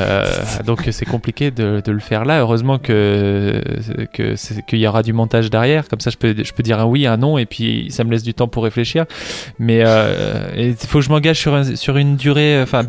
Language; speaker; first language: French; native; French